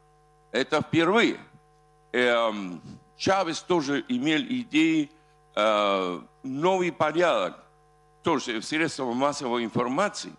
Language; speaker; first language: Russian; non-native, fluent; Spanish